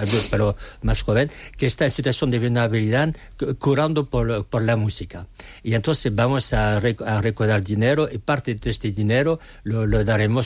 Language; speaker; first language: Spanish; non-native, fluent; French